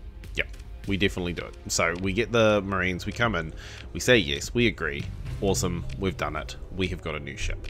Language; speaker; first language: English; native; English